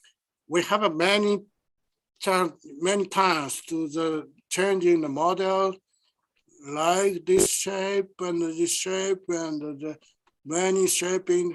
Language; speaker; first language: English; non-native, learner; Japanese